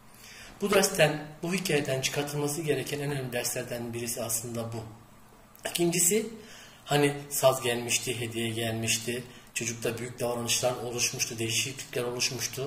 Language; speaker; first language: Turkish; native; Turkish